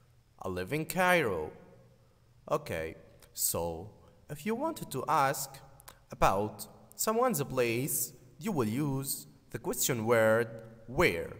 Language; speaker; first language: English; non-native, fluent; Arabic